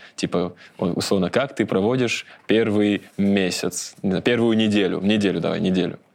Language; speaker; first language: Russian; native; Russian